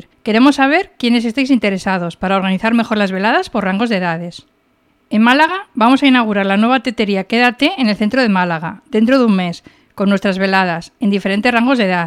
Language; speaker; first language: Spanish; native; Spanish